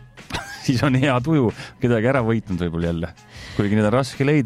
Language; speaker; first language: Estonian; native; Estonian